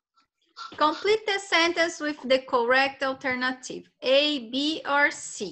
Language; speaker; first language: English; non-native, fluent; Portuguese